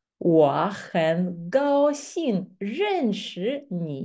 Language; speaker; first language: Chinese; non-native, fluent; Latvian